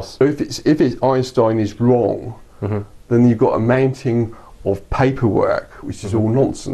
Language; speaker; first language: English; native; English